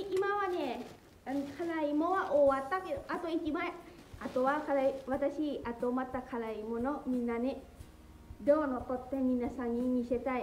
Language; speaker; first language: Japanese; non-native, learner; Lao